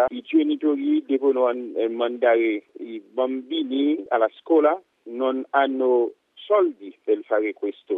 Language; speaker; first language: Italian; non-native, fluent; Haitian Creole